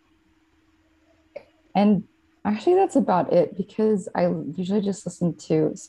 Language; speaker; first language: English; non-native, local second language; Filipino